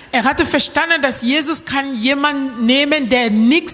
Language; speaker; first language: German; non-native, learner; French